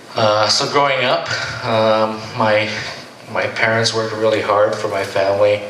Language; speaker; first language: English; native; English